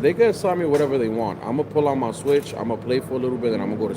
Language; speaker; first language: English; native; English